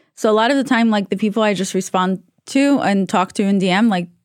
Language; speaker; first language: English; non-native, fluent; Hebrew